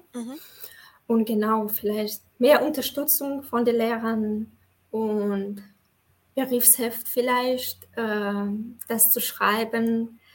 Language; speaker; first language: German; non-native, fluent; Tajik